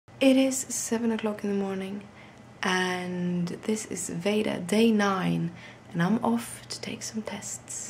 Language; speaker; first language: English; non-native, fluent; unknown